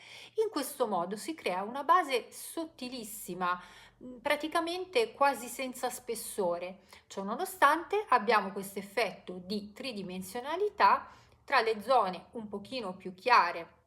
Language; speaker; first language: Italian; native; Italian